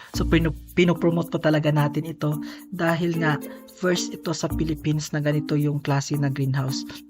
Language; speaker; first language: Filipino; non-native, local second language; Cebuano